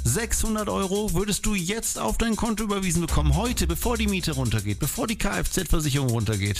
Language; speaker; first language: German; native; German